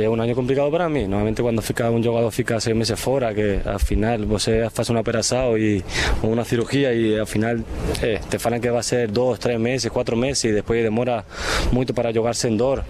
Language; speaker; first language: Portuguese; non-native, fluent; Spanish